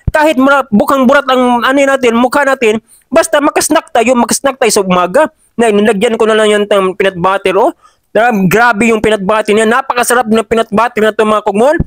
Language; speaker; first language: Filipino; non-native, local second language; Cebuano